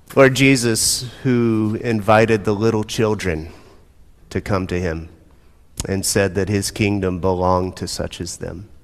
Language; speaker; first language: English; native; English